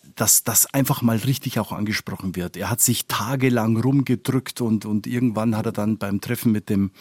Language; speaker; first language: German; non-native, fluent; Spanish